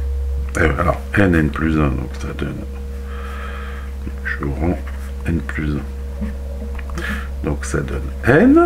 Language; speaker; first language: French; native; French